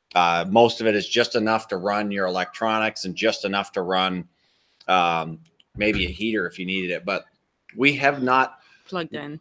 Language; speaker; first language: English; native; English